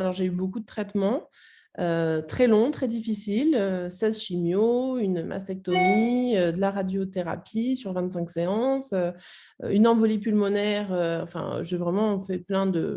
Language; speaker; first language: French; native; French